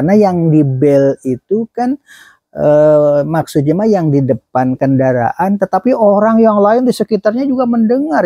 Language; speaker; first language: Indonesian; native; Indonesian